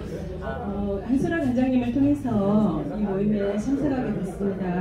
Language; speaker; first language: Korean; native; Korean